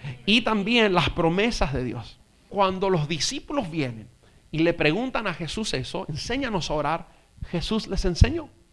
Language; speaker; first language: Spanish; native; Spanish